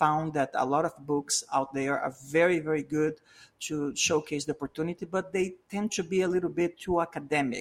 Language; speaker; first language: English; non-native, fluent; Portuguese